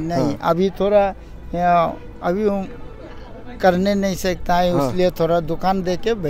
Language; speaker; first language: Hindi; non-native, local second language; Bangla